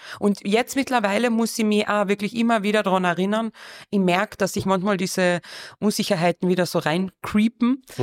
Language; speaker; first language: German; early bilingual, other home language; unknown